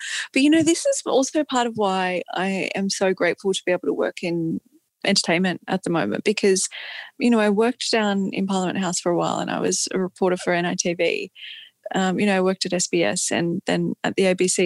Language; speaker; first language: English; native; English